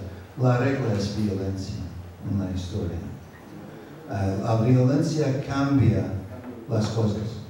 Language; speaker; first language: Spanish; non-native, fluent; English